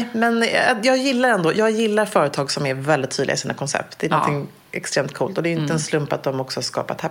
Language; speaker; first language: Swedish; native; Swedish